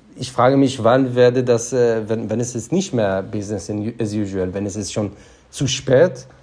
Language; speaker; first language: German; non-native, fluent; Hebrew